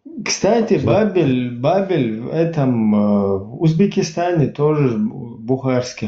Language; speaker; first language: Russian; native; Russian